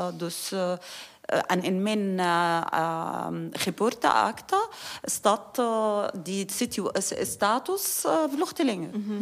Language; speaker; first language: Dutch; non-native, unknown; Arabic